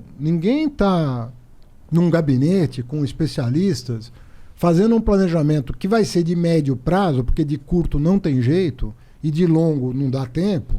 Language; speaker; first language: Portuguese; native; Portuguese